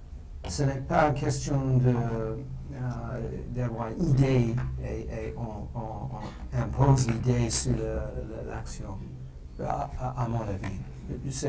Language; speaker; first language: French; non-native, fluent; English